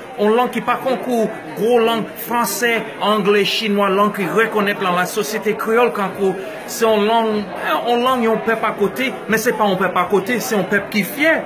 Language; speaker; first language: Haitian Creole; non-native, fluent; English